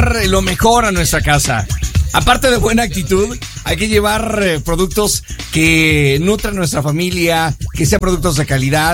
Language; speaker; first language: Spanish; native; Spanish